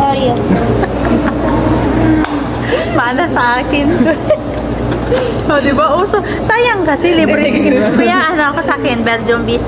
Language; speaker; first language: Filipino; non-native, local second language; Cebuano